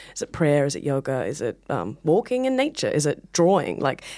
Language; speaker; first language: English; native; English